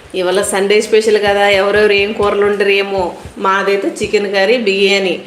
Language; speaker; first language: Telugu; non-native, local second language; Hindi